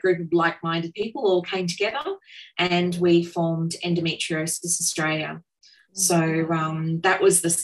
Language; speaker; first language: English; native; English